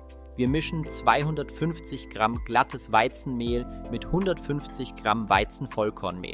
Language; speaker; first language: German; native; German